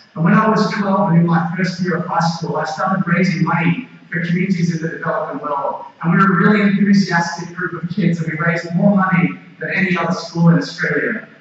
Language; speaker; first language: English; native; English